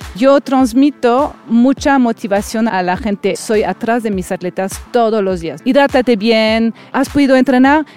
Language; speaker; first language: Spanish; non-native, fluent; French